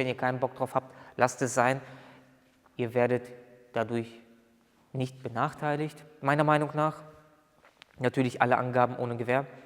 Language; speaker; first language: German; native; German